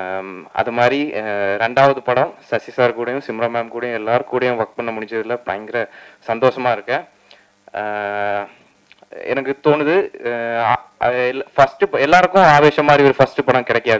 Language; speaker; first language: Tamil; non-native, fluent; Malayalam